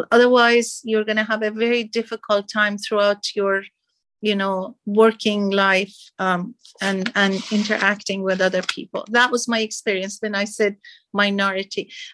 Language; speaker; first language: English; non-native, fluent; Persian